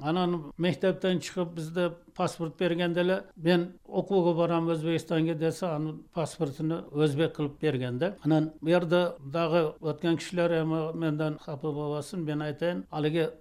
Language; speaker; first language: Kyrgyz; non-native, local second language; Uyghur